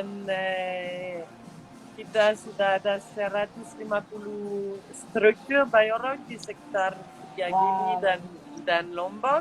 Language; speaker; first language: Indonesian; non-native, fluent; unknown